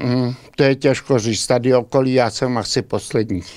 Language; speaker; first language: Czech; early bilingual, heritage; Czech